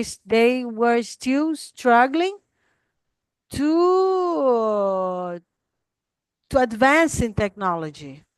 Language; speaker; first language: English; non-native, fluent; Portuguese